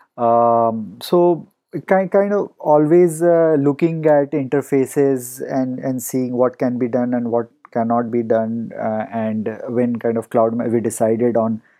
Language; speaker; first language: English; non-native, local second language; Hindi